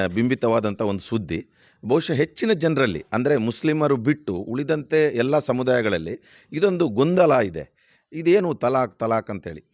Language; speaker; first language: Kannada; non-native, local second language; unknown